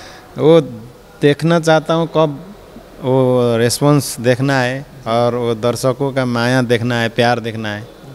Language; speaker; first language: Hindi; non-native, learner; Nepali